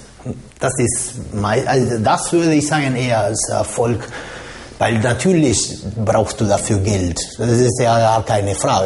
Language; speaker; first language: German; non-native, fluent; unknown